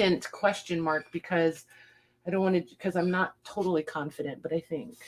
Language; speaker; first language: English; native; English